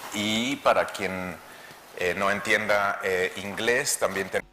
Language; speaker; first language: Spanish; native; Spanish